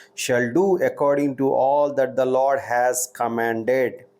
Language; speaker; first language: English; non-native, local second language; Telugu